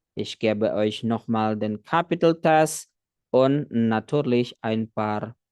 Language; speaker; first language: German; non-native, fluent; Indonesian